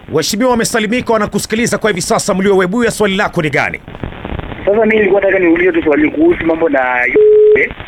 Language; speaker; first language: Swahili; native; Swahili